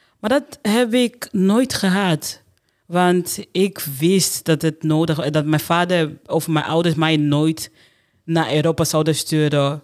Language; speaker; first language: Dutch; non-native, fluent; Portuguese